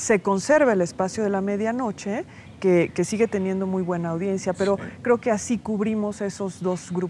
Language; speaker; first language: Spanish; native; Spanish